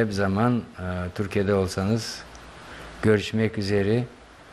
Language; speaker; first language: Turkish; non-native, learner; Bosnian